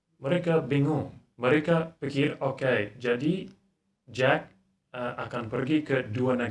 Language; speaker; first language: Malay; non-native, learner; English